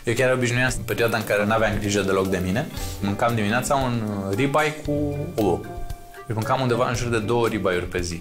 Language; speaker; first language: Romanian; native; Romanian